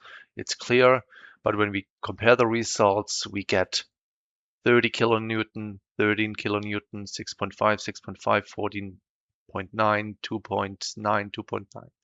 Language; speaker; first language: English; non-native, fluent; German